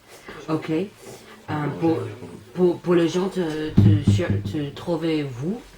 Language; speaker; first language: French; non-native, learner; English